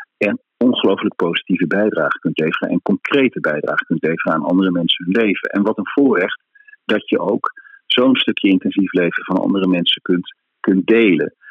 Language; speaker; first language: Dutch; native; Dutch